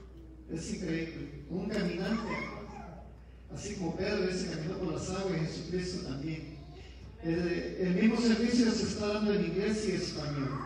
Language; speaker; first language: Spanish; native; Spanish